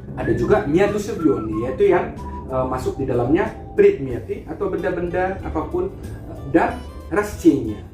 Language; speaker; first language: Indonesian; native; Indonesian